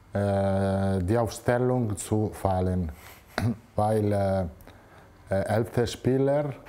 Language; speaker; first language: German; non-native, learner; Italian